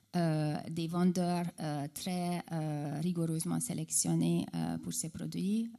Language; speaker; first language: French; non-native, fluent; Hungarian